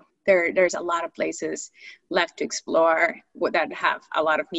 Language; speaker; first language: English; early bilingual, other home language; Spanish